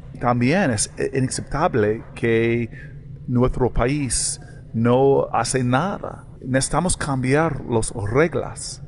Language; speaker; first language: Spanish; non-native, learner; English